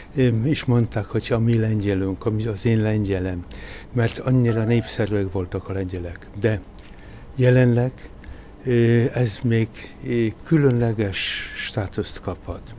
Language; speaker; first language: Hungarian; non-native, fluent; Polish